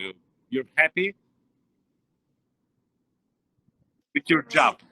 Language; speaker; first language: English; non-native, learner; Romanian